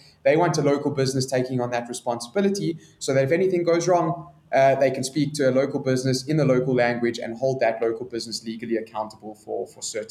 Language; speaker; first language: English; native; English